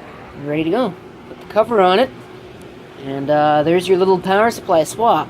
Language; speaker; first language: English; native; English